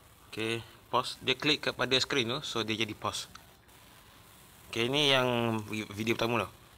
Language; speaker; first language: Malay; native; Malay